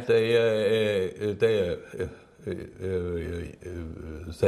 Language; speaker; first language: Czech; non-native, learner; Swedish